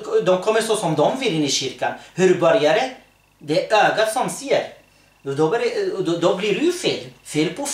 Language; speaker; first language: Swedish; early bilingual, other home language; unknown